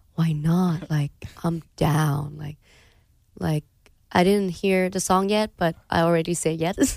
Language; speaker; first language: English; non-native, fluent; Thai